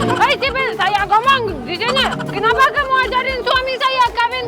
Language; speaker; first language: Indonesian; non-native, learner; Russian